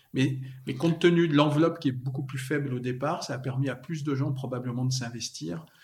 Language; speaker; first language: French; native; French